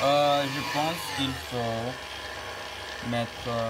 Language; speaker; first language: French; non-native, learner; English